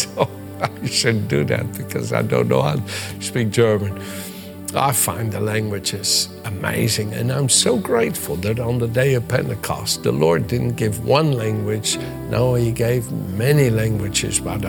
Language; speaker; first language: English; non-native, fluent; Dutch